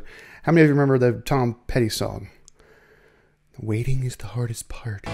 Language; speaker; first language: English; native; English